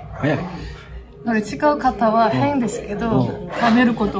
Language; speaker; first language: Japanese; non-native, learner; Korean